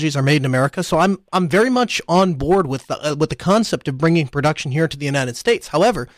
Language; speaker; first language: English; early bilingual, other home language; Hindi